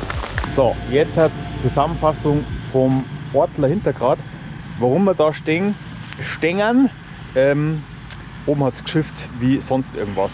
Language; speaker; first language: German; native; German